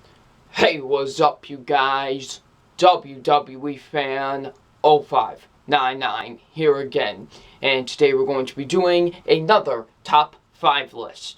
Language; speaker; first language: English; native; English